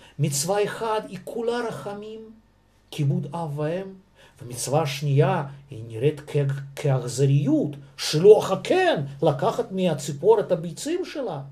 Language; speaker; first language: Hebrew; non-native, fluent; Russian